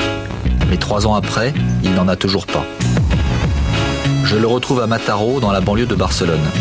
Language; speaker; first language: French; native; French